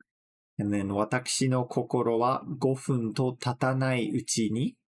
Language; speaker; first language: Japanese; non-native, fluent; English